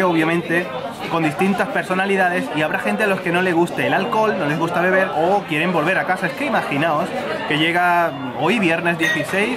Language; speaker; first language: Spanish; native; Spanish